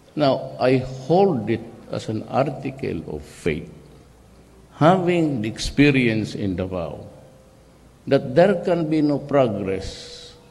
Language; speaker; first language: English; non-native, local second language; Cebuano